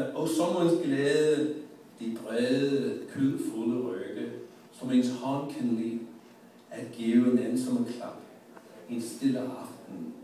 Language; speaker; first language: Danish; non-native, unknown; English